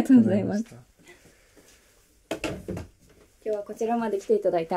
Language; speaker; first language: Japanese; native; Japanese